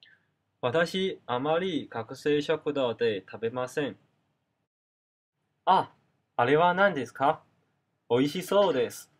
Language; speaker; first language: Japanese; non-native, learner; Cantonese